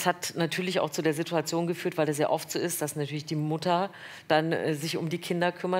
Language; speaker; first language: German; native; German